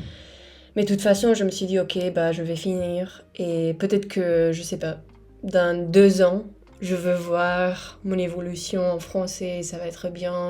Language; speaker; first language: French; non-native, fluent; Spanish